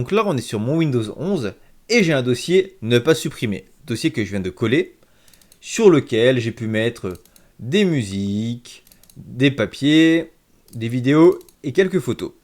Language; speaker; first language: French; native; French